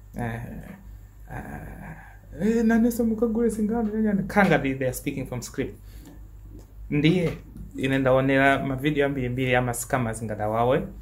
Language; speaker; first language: Nyanja; native; Nyanja